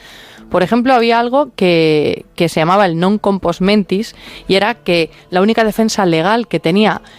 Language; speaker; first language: Spanish; native; Spanish